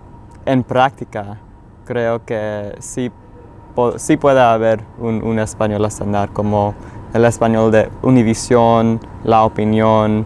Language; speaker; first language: Spanish; early bilingual, heritage; English